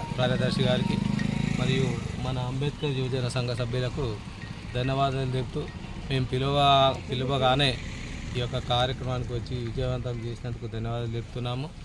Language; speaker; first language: Telugu; native; Telugu